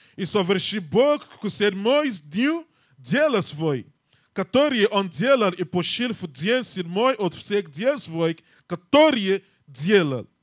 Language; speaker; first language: Russian; non-native, learner; English